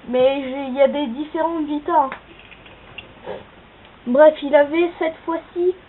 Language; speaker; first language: French; native; French